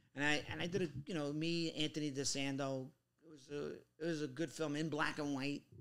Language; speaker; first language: English; native; English